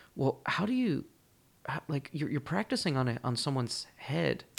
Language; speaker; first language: English; native; English